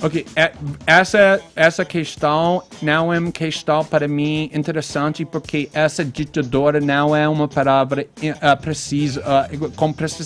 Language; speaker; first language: Portuguese; non-native, fluent; English